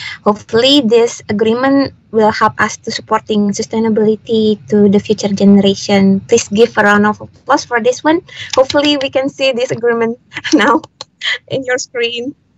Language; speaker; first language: English; non-native, fluent; Indonesian